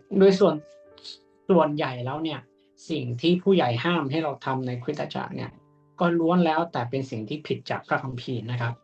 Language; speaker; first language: Thai; native; Thai